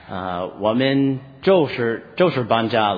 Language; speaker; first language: Chinese; non-native, fluent; English